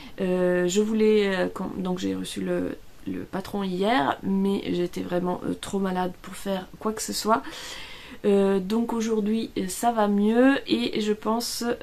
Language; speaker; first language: French; non-native, fluent; Italian